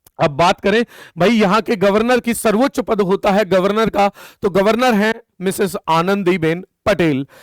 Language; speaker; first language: Hindi; native; Hindi